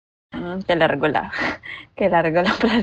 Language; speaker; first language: Spanish; non-native, learner; Filipino